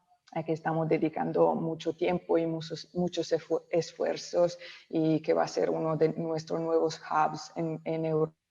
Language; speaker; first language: Spanish; non-native, local second language; Italian